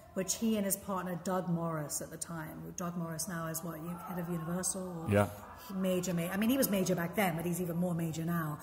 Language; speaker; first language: English; native; English